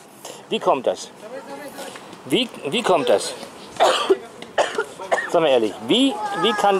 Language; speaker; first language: German; native; German